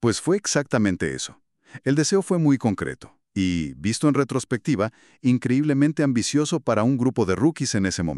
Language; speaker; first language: Spanish; native; Spanish